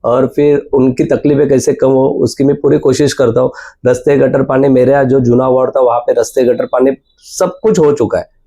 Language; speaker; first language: Hindi; non-native, local second language; Marathi